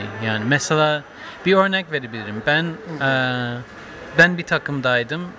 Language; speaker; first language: Turkish; non-native, fluent; English